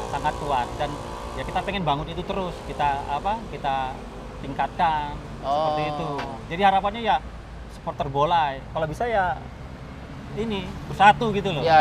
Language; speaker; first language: Indonesian; native; Indonesian